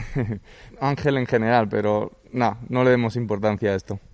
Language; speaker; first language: Spanish; early bilingual, other home language; Georgian